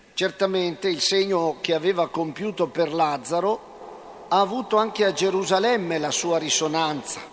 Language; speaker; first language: Italian; native; Italian